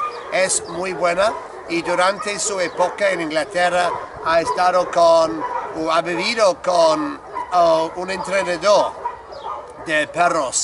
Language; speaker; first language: Spanish; non-native, learner; English